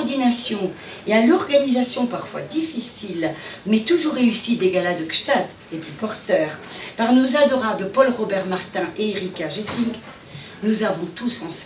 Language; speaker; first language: French; native; French